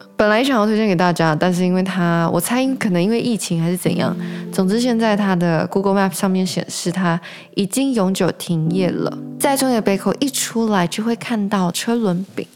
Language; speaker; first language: Chinese; native; Chinese